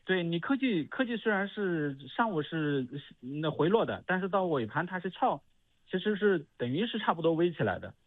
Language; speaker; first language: Chinese; native; Chinese